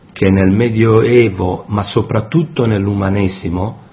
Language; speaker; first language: Italian; native; Italian